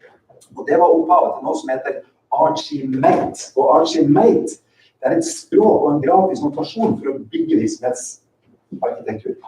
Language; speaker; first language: Norwegian; native; Norwegian